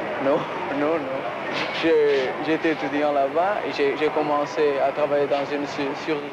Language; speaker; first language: French; non-native, fluent; Portuguese